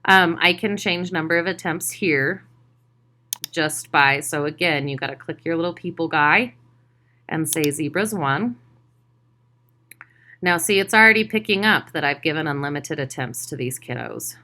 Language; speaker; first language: English; native; English